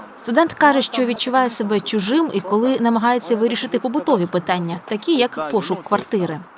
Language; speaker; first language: Ukrainian; native; Ukrainian